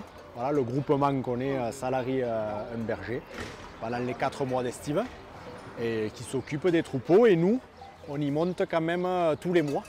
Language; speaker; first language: French; native; French